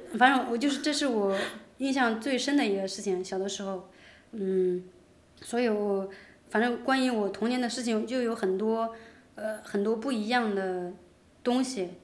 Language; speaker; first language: Chinese; native; Chinese